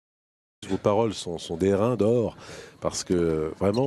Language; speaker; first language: French; native; French